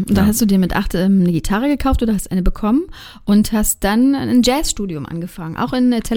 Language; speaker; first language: German; native; German